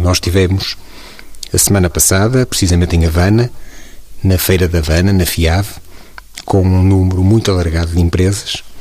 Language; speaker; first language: Portuguese; native; Portuguese